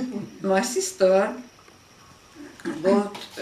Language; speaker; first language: English; non-native, learner; Hungarian